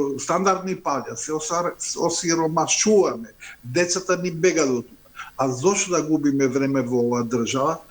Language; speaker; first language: Macedonian; non-native, local second language; Albanian